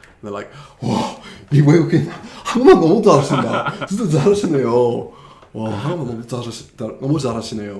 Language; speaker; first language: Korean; non-native, fluent; English